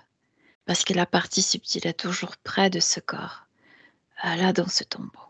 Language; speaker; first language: French; non-native, fluent; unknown